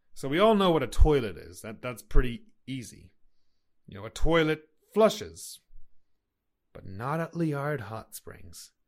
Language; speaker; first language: English; native; English